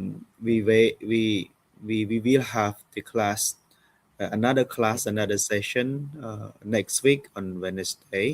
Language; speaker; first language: English; non-native, fluent; Khmer